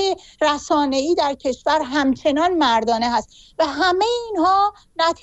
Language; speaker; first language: Persian; native; Persian